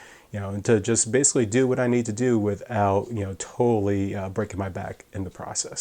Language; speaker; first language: English; native; English